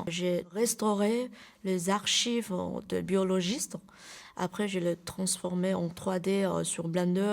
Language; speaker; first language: French; non-native, fluent; Chinese